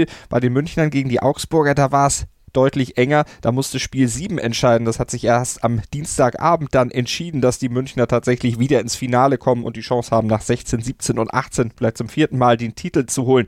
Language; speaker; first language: German; native; German